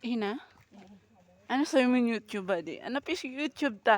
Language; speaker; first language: Arabic; non-native, learner; Filipino